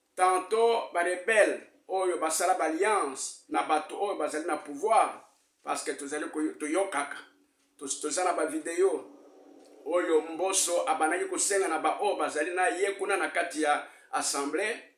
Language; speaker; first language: Lingala; non-native, local second language; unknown